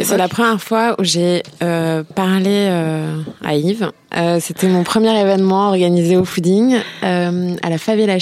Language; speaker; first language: French; native; French